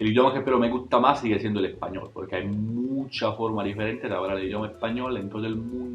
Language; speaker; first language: Spanish; non-native, fluent; Italian